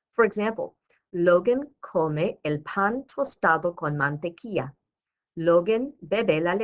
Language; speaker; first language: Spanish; non-native, fluent; English